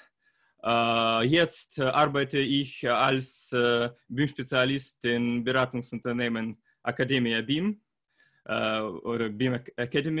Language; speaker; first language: German; non-native, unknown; Russian